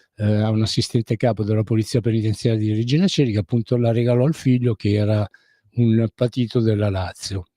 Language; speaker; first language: Italian; native; Italian